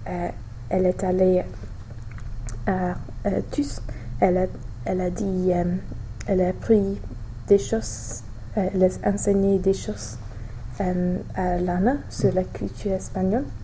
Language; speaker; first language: French; non-native, learner; English